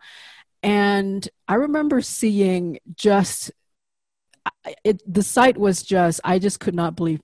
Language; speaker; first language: English; non-native, fluent; Indonesian